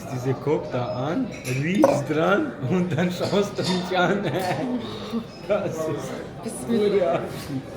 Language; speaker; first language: German; early bilingual, other home language; Bosnian